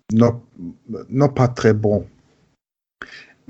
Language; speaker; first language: French; non-native, learner; German